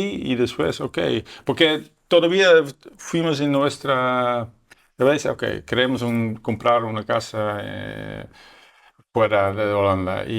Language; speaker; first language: Spanish; non-native, learner; Dutch